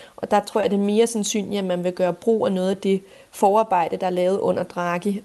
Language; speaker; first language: Danish; native; Danish